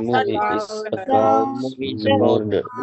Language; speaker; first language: English; non-native, learner; Indonesian